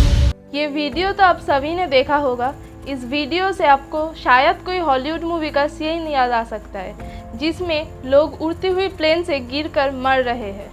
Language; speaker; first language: Hindi; non-native, local second language; Bangla